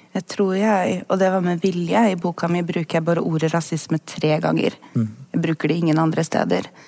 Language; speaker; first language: Norwegian; native; Norwegian